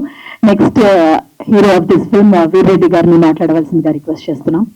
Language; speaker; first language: Telugu; native; Telugu